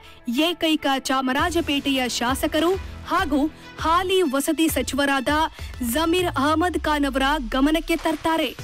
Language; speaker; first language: Kannada; native; Kannada